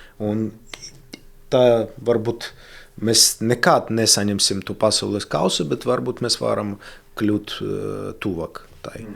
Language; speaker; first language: Latvian; non-native, local second language; Russian